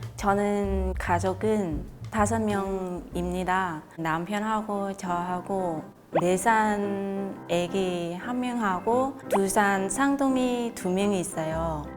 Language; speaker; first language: Korean; non-native, learner; Vietnamese